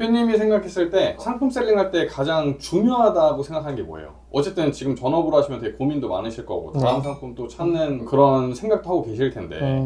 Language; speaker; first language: Korean; native; Korean